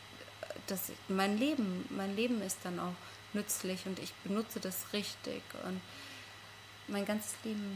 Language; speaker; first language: German; non-native, fluent; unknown